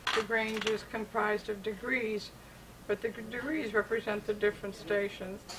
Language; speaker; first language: English; native; English